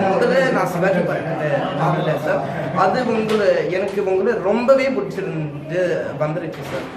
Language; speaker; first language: Tamil; non-native, fluent; Swedish